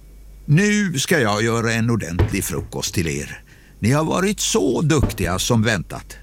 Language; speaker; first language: Swedish; native; Swedish